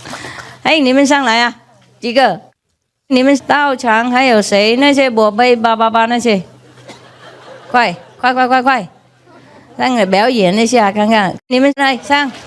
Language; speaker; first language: Chinese; non-native, fluent; Vietnamese